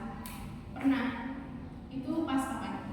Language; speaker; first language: Indonesian; native; Indonesian